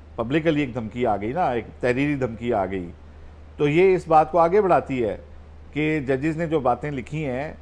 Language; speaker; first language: Urdu; native; Urdu